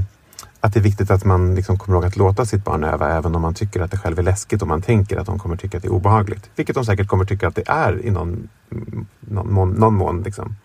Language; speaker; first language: Swedish; native; Swedish